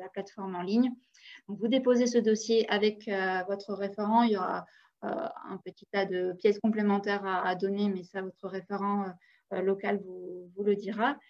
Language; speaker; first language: French; native; French